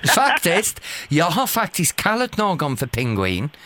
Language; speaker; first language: Swedish; non-native, fluent; English